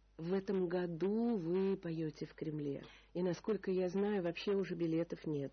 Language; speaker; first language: Russian; native; Russian